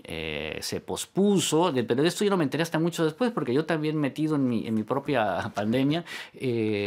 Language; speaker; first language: Spanish; native; Spanish